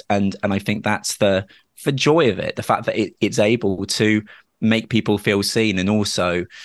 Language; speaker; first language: English; native; English